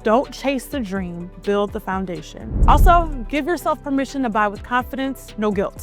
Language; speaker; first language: English; native; English